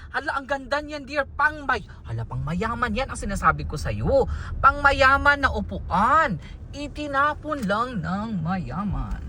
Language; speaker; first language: Filipino; non-native, local second language; Cebuano